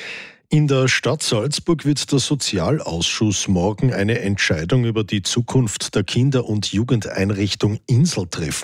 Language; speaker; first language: German; native; German